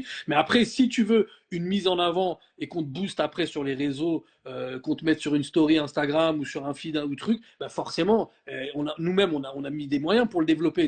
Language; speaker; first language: French; native; French